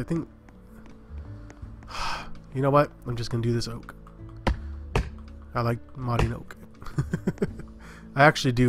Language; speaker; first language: English; native; English